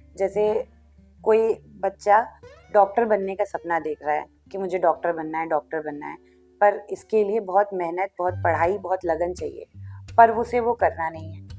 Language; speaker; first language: Hindi; non-native, local second language; Bangla